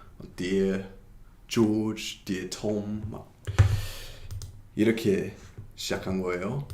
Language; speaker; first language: Korean; non-native, fluent; English